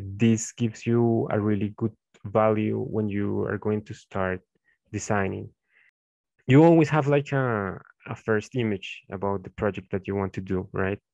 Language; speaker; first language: English; non-native, fluent; Spanish